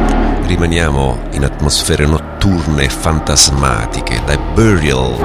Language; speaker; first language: Italian; native; Italian